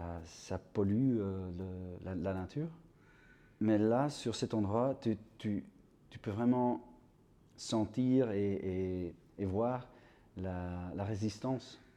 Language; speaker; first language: French; non-native, local second language; Dutch